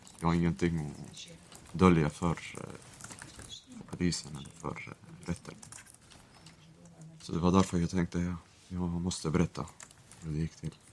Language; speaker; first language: Swedish; non-native, fluent; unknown